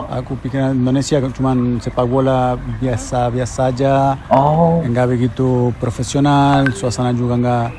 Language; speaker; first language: Indonesian; non-native, fluent; Spanish